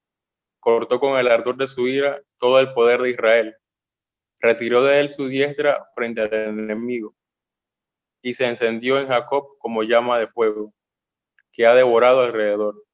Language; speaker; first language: Spanish; native; Spanish